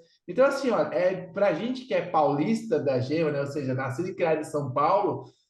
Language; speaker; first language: Portuguese; native; Portuguese